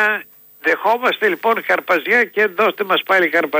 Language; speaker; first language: Greek; native; Greek